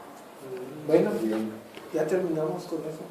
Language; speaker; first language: Spanish; non-native, fluent; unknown